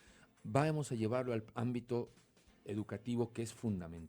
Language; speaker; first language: Spanish; native; Spanish